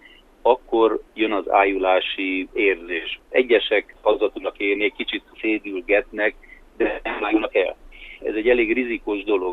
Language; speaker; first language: Hungarian; native; Hungarian